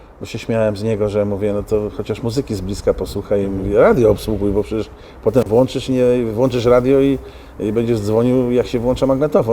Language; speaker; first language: Polish; native; Polish